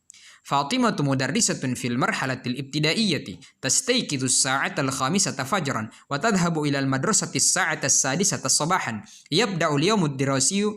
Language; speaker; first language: Arabic; non-native, fluent; Indonesian